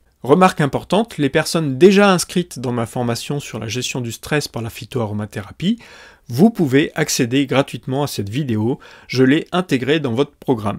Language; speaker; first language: French; native; French